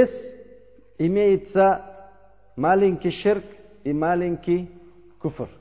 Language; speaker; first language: Russian; non-native, learner; Uzbek